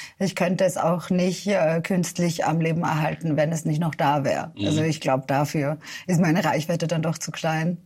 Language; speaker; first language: German; early bilingual, other home language; Serbian